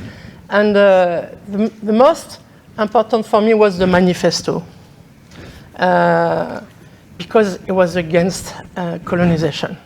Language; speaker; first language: English; non-native, learner; French